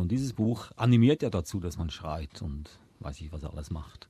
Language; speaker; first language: German; native; German